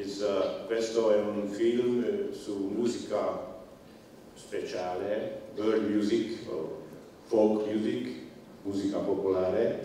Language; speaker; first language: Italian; non-native, learner; Hungarian